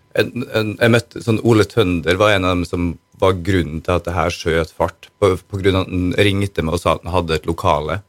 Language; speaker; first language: Norwegian; native; Norwegian